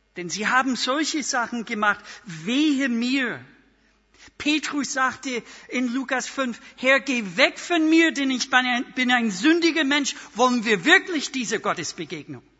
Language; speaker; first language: German; non-native, fluent; English